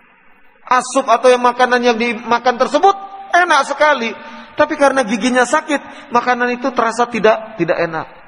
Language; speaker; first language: Indonesian; native; Indonesian